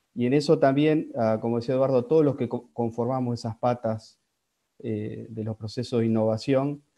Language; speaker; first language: Spanish; native; Spanish